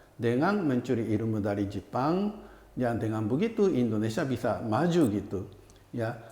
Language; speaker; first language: Indonesian; non-native, fluent; Japanese